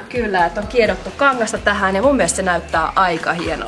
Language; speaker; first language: Finnish; native; Finnish